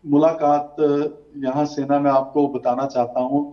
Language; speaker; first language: Hindi; native; Hindi